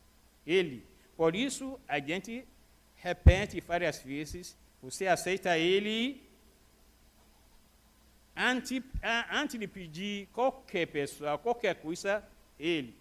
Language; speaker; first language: Portuguese; non-native, fluent; Arabic